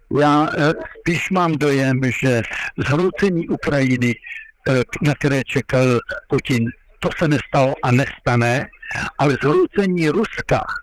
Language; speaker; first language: Czech; non-native, fluent; French